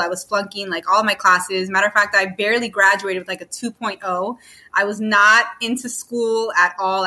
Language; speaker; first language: English; native; English